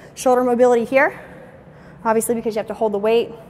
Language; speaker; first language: English; native; English